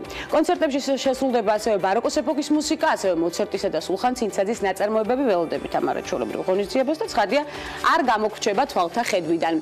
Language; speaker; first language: Georgian; native; Georgian